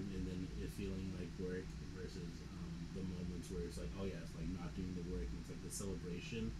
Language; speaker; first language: English; native; English